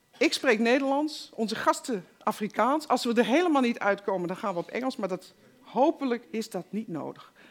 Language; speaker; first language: Dutch; native; Dutch